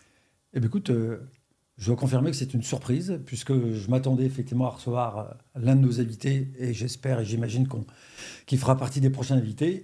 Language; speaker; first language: French; native; French